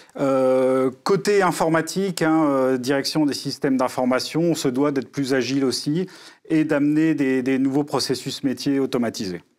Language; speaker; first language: French; native; French